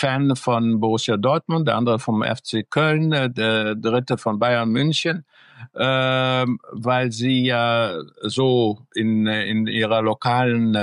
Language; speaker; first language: German; early bilingual, other home language; Greek